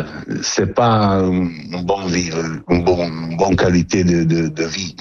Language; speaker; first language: French; non-native, learner; Italian